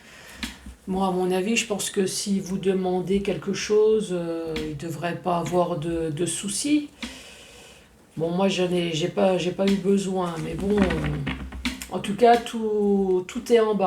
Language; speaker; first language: French; native; French